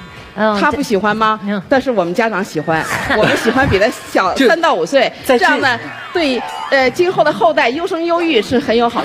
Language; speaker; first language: Chinese; native; Chinese